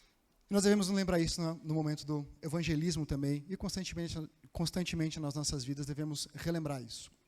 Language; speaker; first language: Portuguese; native; Portuguese